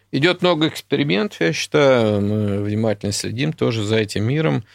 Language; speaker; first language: Russian; native; Russian